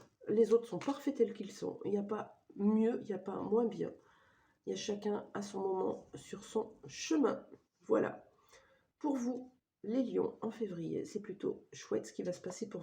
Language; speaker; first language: French; native; French